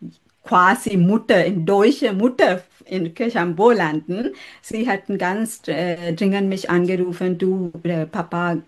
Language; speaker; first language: German; non-native, fluent; Sinhala